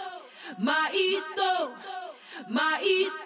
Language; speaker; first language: English; non-native, fluent; Kikuyu